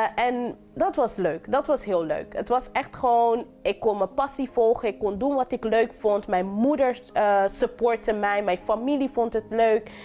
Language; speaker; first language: Dutch; non-native, local second language; English